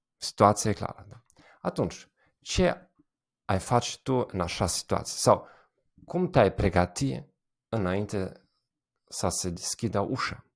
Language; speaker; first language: Romanian; non-native, fluent; German